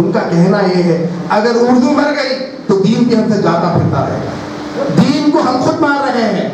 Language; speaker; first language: Urdu; native; Urdu